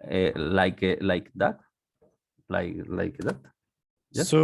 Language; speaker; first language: English; non-native, learner; Spanish